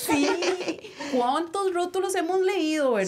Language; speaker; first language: Spanish; native; Spanish